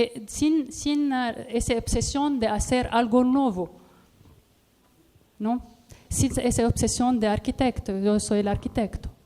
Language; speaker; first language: Spanish; non-native, learner; Arabic